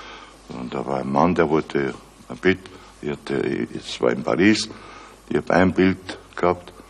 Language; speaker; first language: German; native; German